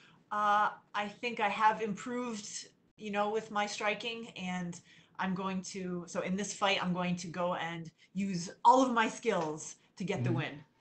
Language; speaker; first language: English; native; English